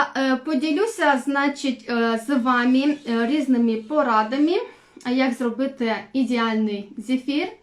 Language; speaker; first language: Ukrainian; non-native, local second language; Russian